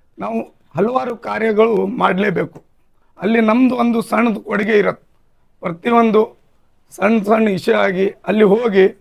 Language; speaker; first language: Kannada; non-native, local second language; Lambadi